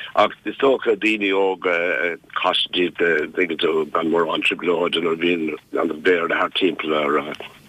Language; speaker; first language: Irish; native; Irish